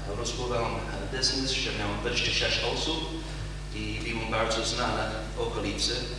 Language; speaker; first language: Polish; non-native, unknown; English